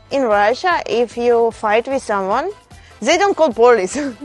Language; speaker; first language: English; non-native, learner; Russian